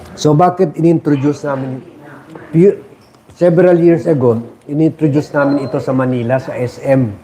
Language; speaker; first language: Filipino; non-native, local second language; Chavacano